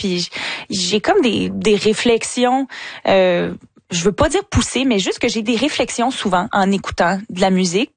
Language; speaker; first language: French; native; French